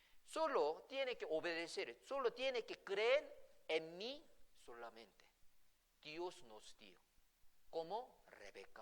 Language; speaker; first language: Spanish; non-native, fluent; Korean